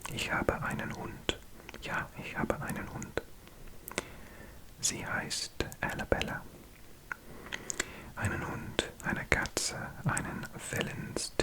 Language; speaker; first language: German; non-native, learner; English